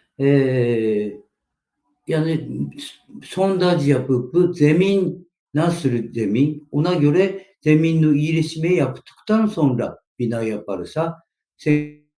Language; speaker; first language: Turkish; non-native, learner; Japanese